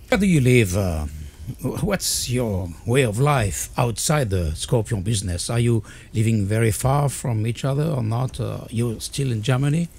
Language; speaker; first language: English; non-native, fluent; French